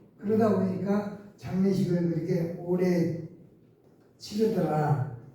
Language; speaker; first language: Korean; native; Korean